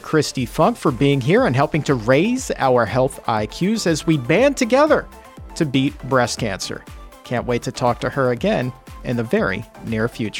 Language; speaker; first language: English; native; English